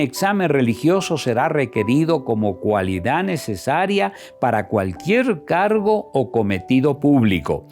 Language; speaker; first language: Spanish; native; Spanish